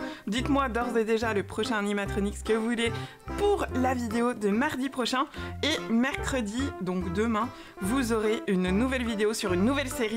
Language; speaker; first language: French; native; French